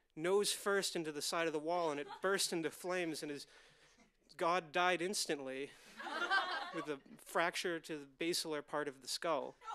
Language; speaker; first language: English; native; English